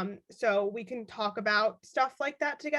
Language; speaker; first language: English; native; English